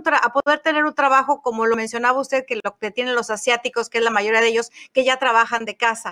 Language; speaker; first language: Spanish; native; Spanish